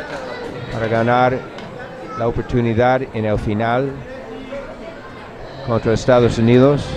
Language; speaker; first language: Spanish; non-native, learner; English